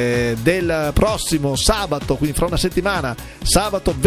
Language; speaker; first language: Italian; native; Italian